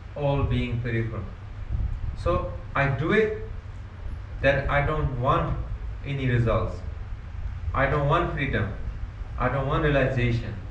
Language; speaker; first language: English; non-native, learner; Nepali